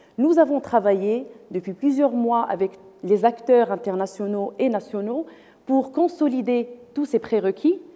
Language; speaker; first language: French; non-native, local second language; Arabic